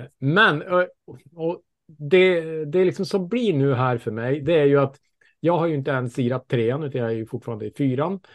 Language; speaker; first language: Swedish; native; Swedish